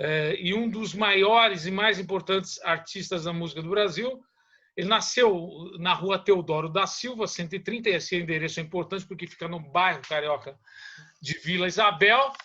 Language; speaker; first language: Portuguese; native; Portuguese